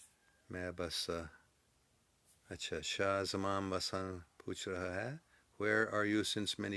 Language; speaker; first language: Hindi; non-native, fluent; English